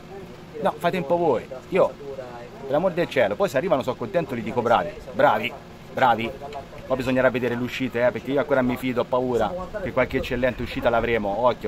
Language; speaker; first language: Italian; native; Italian